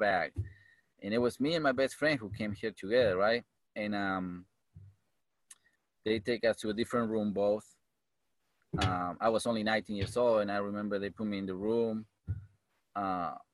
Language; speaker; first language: English; non-native, fluent; Spanish